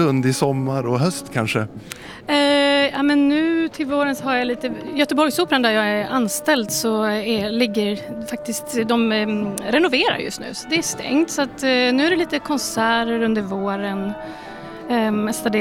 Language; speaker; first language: Swedish; native; Swedish